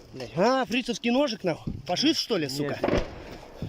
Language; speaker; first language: Russian; native; Russian